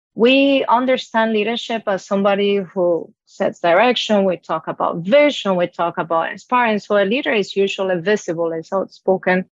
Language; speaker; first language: English; non-native, fluent; Spanish